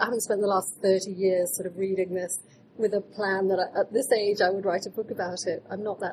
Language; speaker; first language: English; native; English